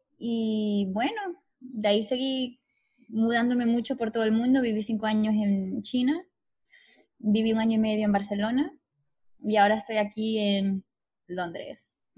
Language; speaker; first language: Spanish; native; Spanish